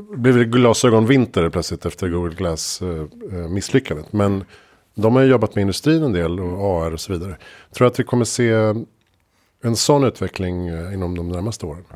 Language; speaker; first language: Swedish; native; Swedish